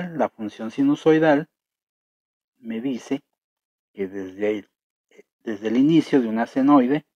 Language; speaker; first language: Spanish; native; Spanish